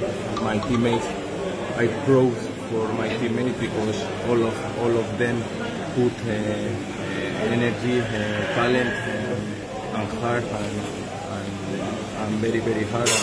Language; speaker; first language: English; non-native, learner; Spanish